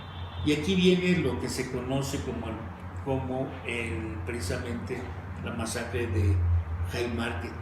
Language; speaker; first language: Spanish; native; Spanish